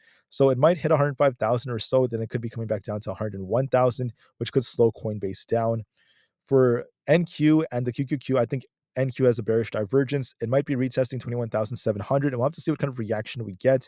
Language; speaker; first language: English; native; English